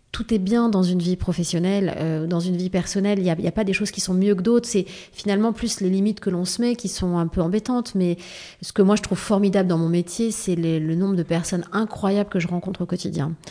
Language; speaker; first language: French; native; French